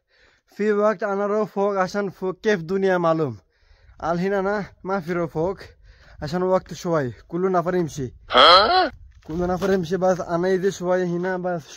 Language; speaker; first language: Arabic; non-native, learner; Bangla